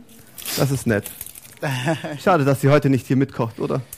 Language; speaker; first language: German; native; German